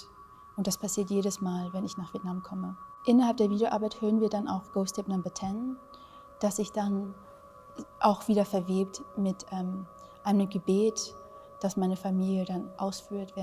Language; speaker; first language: German; early bilingual, other home language; Vietnamese